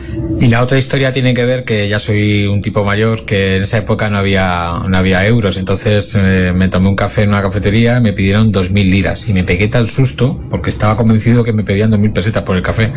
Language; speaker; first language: Spanish; native; Spanish